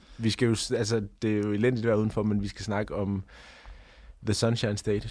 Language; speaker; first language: Danish; native; Danish